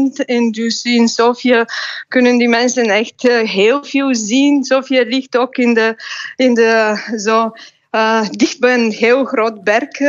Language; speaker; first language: Dutch; non-native, fluent; Bulgarian